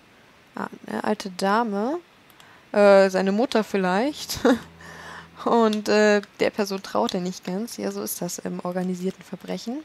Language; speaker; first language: German; native; German